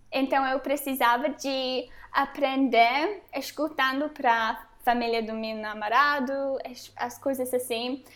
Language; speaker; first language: Portuguese; non-native, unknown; English